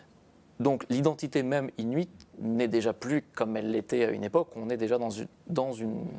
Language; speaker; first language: French; native; French